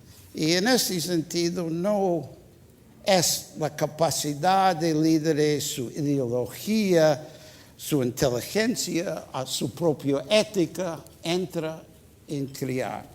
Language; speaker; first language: Spanish; non-native, fluent; English